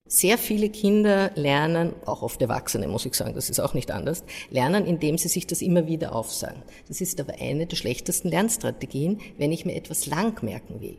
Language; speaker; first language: German; native; German